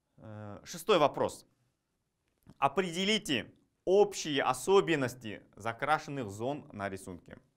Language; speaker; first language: Russian; non-native, local second language; Kazakh